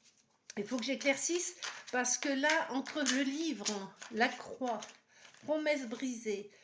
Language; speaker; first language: French; native; French